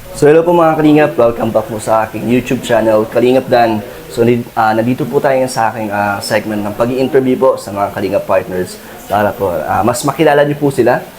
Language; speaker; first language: Filipino; native; Filipino